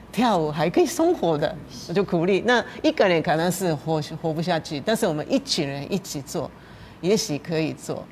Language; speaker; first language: Chinese; non-native, fluent; Japanese